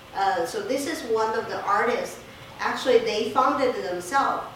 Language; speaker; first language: English; non-native, fluent; Chinese